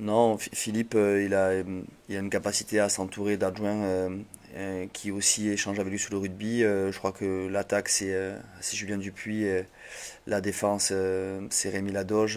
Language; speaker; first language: French; native; French